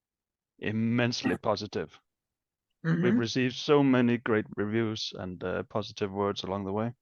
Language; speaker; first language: English; non-native, fluent; Danish